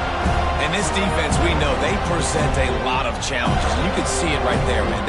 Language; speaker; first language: English; native; English